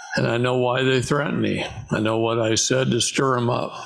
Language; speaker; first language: English; native; English